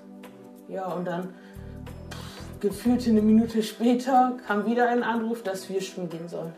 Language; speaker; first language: German; native; German